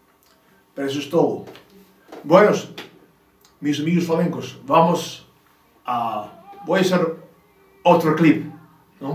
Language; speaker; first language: Spanish; non-native, fluent; English